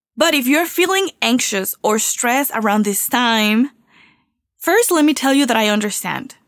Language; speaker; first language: English; non-native, fluent; Spanish